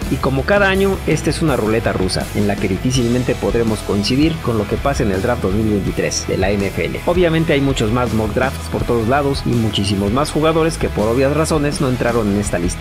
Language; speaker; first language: Spanish; native; Spanish